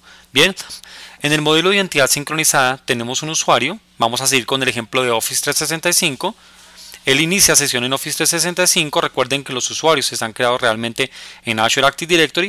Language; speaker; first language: Spanish; native; Spanish